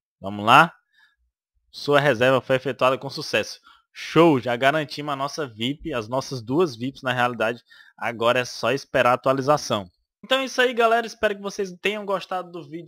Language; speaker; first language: Portuguese; native; Portuguese